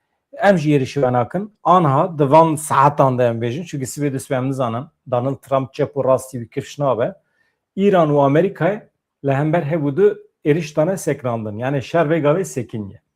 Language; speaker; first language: Kurdish; native; Kurdish